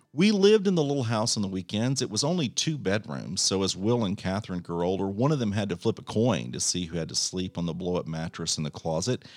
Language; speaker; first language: English; native; English